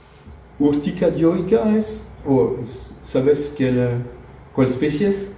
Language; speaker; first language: Spanish; non-native, fluent; French